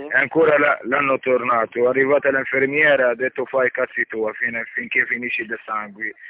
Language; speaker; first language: Italian; non-native, learner; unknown